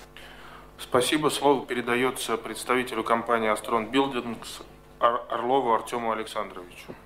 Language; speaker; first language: Russian; native; Russian